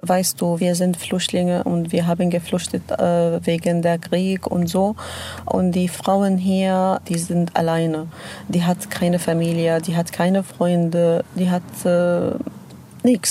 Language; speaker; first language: German; non-native, learner; Arabic